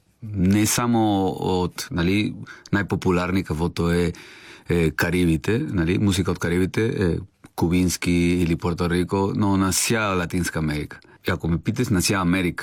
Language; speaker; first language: Bulgarian; non-native, learner; Spanish